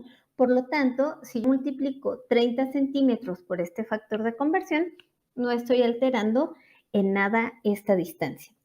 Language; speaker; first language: Spanish; native; Spanish